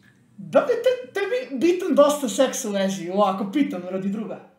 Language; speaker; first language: Bosnian; native; Bosnian